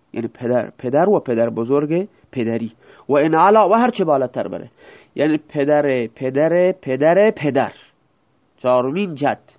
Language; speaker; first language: Persian; non-native, local second language; Baluchi